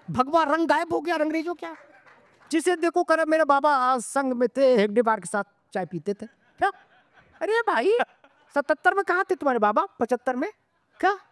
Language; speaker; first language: Hindi; native; Hindi